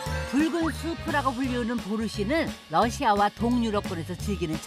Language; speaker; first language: Korean; native; Korean